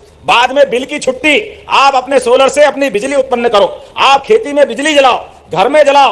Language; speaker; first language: Hindi; native; Hindi